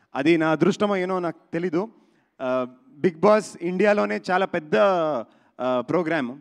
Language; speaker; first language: Telugu; non-native, learner; Kannada